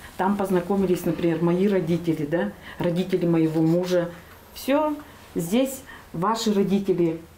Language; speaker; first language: Russian; native; Russian